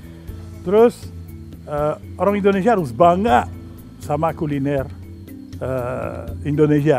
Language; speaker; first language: Indonesian; non-native, learner; French